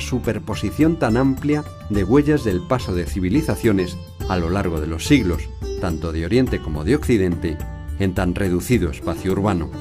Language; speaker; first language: Spanish; native; Spanish